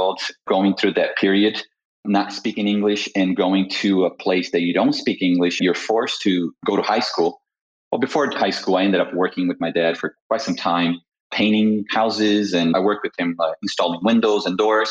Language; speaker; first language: English; non-native, fluent; Portuguese